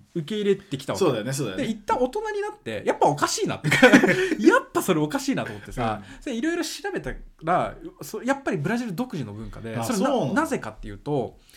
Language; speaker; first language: Japanese; early bilingual, other home language; Portuguese